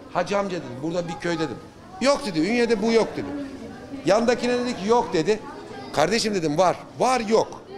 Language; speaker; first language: Turkish; native; Turkish